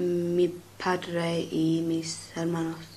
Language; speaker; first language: Spanish; non-native, learner; English